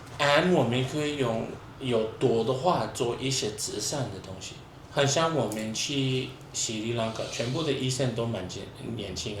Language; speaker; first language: Chinese; non-native, fluent; English